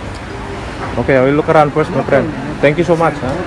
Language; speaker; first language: English; non-native, learner; Indonesian